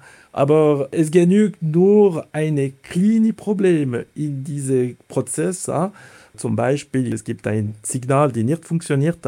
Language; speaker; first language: German; non-native, fluent; Italian